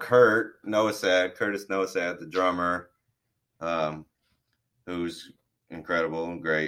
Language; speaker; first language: English; native; English